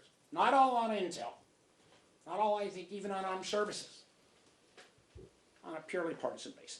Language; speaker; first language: English; native; English